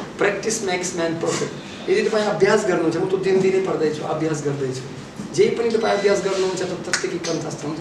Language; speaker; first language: Nepali; non-native, fluent; Russian